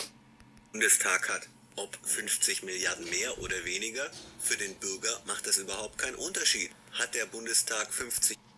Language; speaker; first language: German; native; German